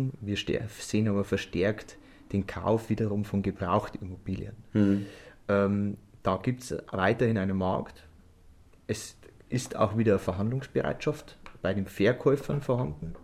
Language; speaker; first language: German; native; German